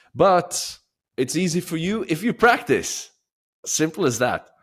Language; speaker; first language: English; non-native, fluent; Swedish